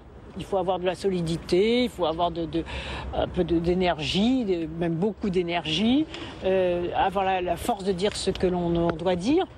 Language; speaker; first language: French; native; French